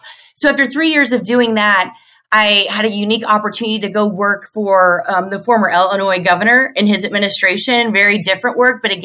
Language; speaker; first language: English; native; English